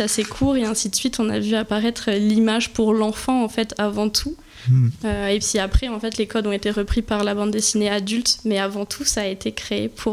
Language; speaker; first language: French; native; French